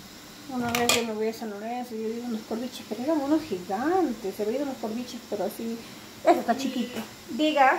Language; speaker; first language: Spanish; native; Spanish